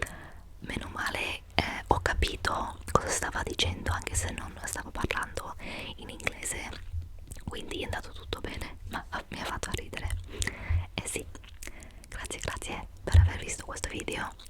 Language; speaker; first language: Italian; non-native, fluent; English